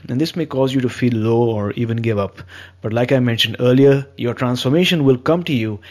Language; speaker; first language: English; non-native, local second language; Hindi